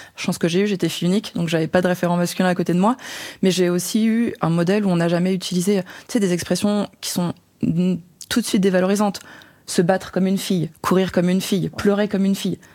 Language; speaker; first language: French; native; French